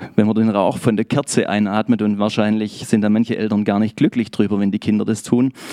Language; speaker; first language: German; native; German